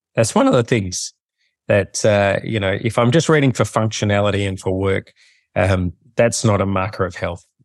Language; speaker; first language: English; native; English